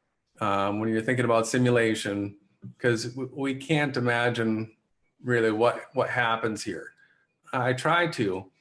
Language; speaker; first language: English; native; English